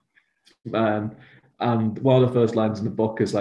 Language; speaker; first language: English; native; English